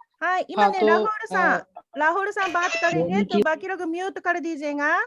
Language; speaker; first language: Japanese; non-native, fluent; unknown